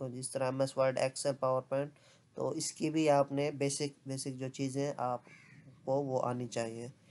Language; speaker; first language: Urdu; non-native, local second language; Punjabi